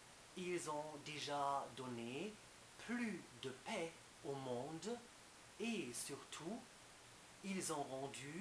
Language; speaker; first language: French; non-native, fluent; German